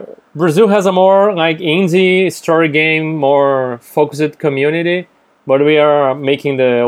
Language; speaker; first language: English; non-native, fluent; Portuguese